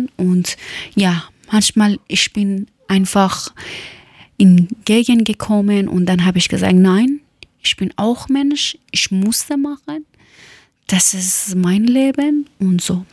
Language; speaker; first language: German; non-native, learner; Persian